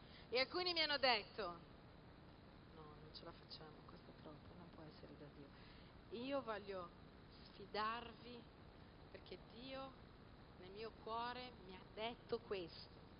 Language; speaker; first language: Italian; non-native, fluent; Portuguese